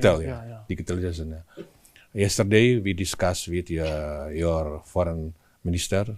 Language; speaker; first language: English; non-native, learner; Indonesian